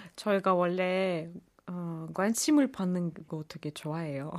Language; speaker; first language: Korean; non-native, fluent; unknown